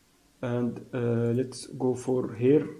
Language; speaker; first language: English; non-native, fluent; Arabic